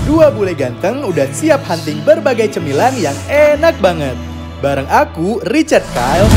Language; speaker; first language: Indonesian; non-native, fluent; English